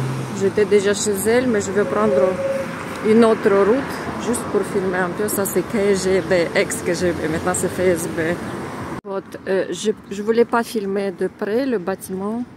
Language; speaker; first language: French; non-native, fluent; Russian